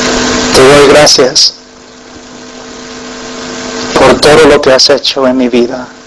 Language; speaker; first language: Spanish; non-native, fluent; English